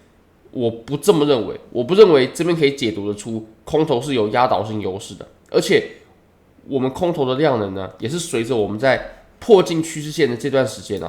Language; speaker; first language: Chinese; native; Chinese